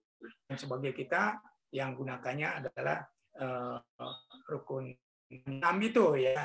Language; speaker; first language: Indonesian; native; Indonesian